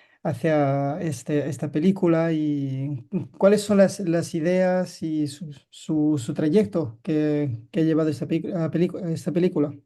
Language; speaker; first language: Spanish; non-native, fluent; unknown